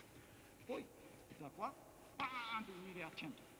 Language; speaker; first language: Italian; non-native, learner; Japanese